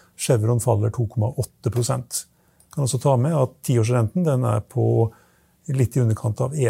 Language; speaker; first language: Norwegian; native; Norwegian